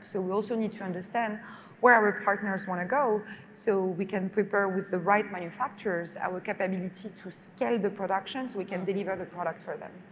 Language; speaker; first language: English; non-native, fluent; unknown